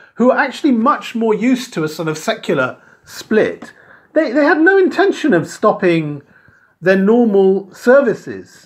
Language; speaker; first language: English; native; English